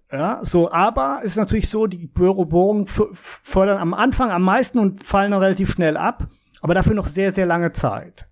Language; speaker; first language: German; native; German